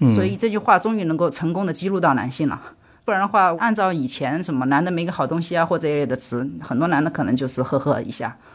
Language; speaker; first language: Chinese; native; Chinese